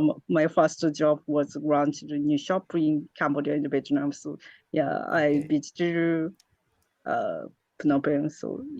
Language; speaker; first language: English; non-native, learner; Japanese